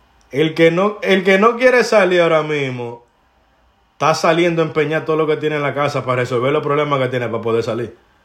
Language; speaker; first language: Spanish; early bilingual, heritage; Spanish